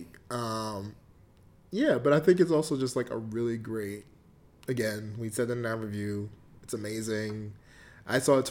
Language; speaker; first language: English; native; English